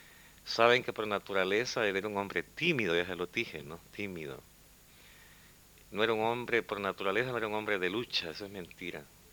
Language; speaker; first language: Spanish; native; Spanish